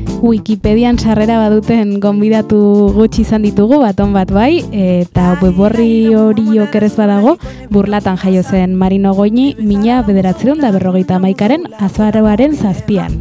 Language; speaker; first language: Basque; native; Basque